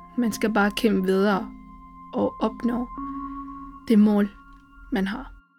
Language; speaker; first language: Danish; non-native, fluent; Tamil